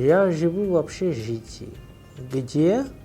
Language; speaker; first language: Russian; non-native, fluent; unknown